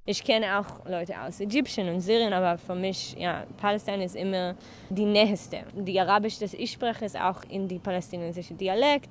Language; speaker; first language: German; non-native, learner; Hebrew